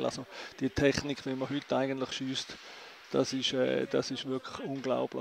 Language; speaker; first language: German; native; German